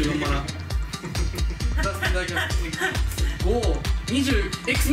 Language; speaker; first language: Japanese; native; Japanese